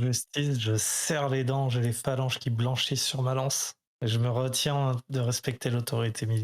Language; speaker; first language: French; native; French